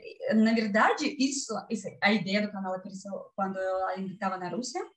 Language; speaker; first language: Portuguese; non-native, learner; Russian